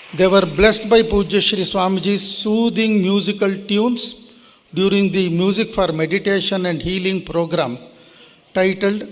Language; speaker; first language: English; non-native, local second language; Kannada